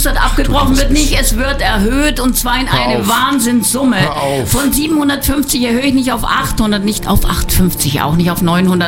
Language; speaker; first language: German; native; German